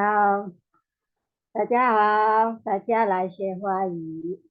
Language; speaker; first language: Chinese; non-native, learner; Indonesian